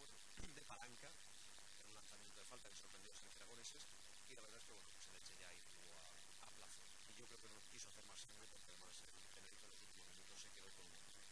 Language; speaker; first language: Spanish; native; Spanish